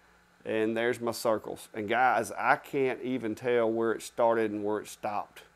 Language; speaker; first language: English; native; English